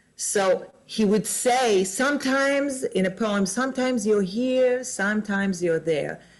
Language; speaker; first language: English; non-native, fluent; Hebrew